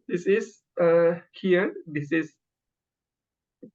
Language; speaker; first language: English; non-native, learner; Indonesian